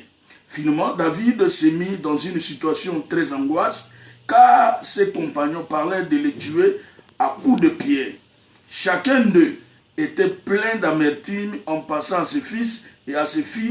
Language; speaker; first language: French; non-native, local second language; Lingala